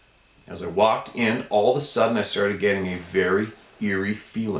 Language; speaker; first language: English; native; English